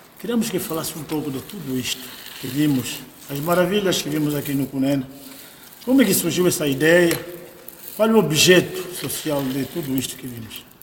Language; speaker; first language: Portuguese; native; Portuguese